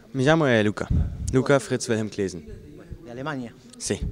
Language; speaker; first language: Spanish; non-native, learner; German